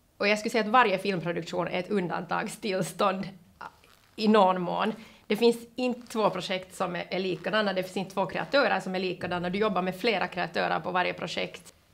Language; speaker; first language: Swedish; native; Swedish